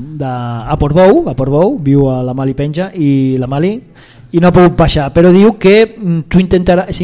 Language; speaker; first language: Catalan; native; Catalan